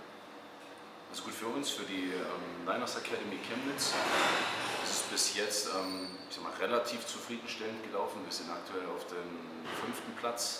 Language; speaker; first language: German; native; German